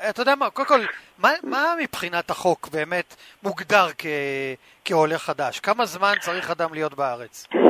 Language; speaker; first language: Hebrew; native; Hebrew